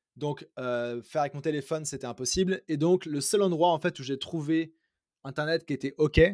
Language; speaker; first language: French; native; French